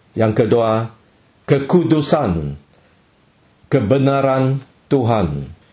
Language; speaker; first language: Malay; non-native, local second language; Chinese